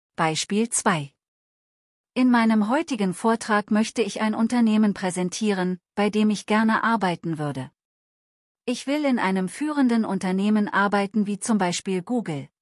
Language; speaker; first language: German; non-native, learner; Telugu